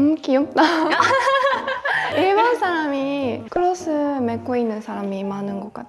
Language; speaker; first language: Korean; non-native, learner; Japanese